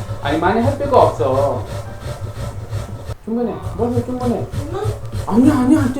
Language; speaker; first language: Korean; non-native, fluent; Malay